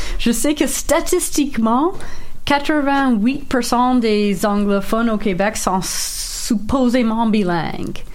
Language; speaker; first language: French; non-native, local second language; English